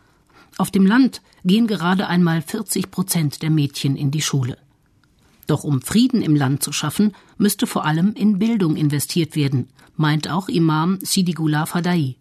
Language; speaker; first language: German; native; German